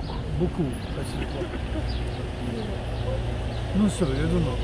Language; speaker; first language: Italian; non-native, learner; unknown